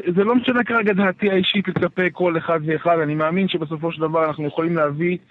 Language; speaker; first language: Hebrew; native; Hebrew